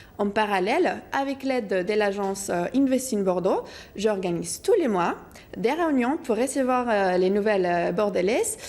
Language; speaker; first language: French; non-native, fluent; Spanish